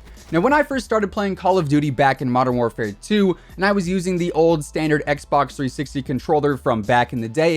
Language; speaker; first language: English; native; English